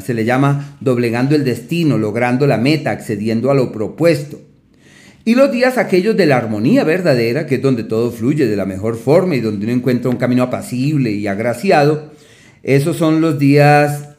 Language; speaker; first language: Spanish; native; Spanish